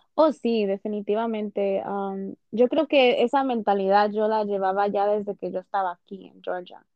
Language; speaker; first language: Spanish; early bilingual, heritage; Spanish